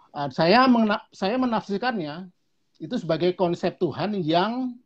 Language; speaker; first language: Indonesian; non-native, local second language; Javanese